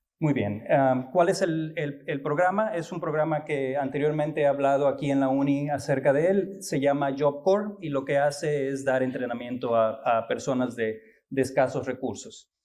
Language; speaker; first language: Spanish; native; Spanish